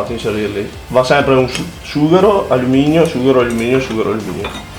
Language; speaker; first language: Italian; native; Italian